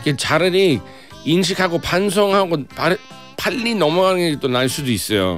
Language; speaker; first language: Korean; non-native, fluent; English